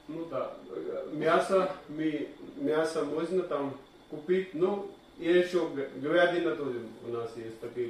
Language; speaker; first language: Russian; non-native, learner; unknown